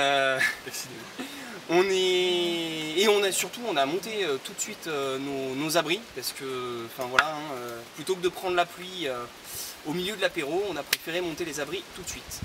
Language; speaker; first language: French; native; French